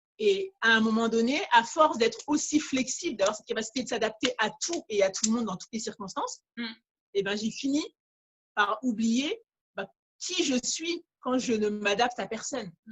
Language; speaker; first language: French; early bilingual, other home language; Bambara